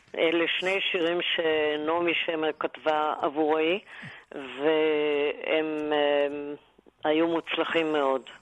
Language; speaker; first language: Hebrew; non-native, local second language; German